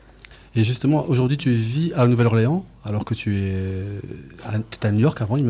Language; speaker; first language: French; native; French